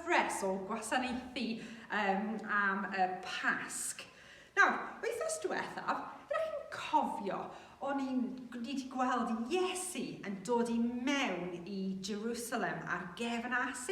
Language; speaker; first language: Welsh; non-native, local second language; English